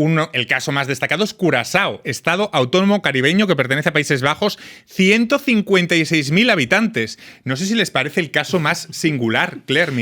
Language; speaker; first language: Spanish; native; Spanish